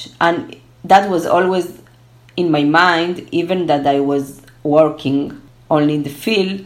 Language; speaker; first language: English; early bilingual, other home language; Spanish